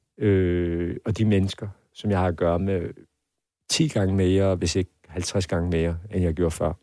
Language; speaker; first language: Danish; early bilingual, other home language; Persian